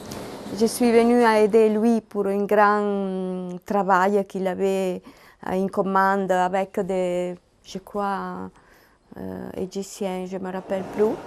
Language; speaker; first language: French; non-native, learner; Italian